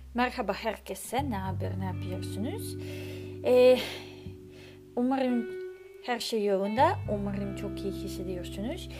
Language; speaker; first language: Turkish; non-native, learner; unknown